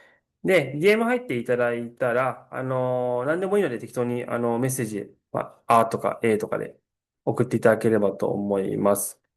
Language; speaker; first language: Japanese; native; Japanese